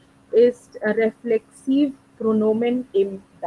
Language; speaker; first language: German; non-native, fluent; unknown